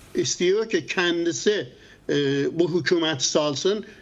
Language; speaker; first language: Turkish; non-native, learner; Azerbaijani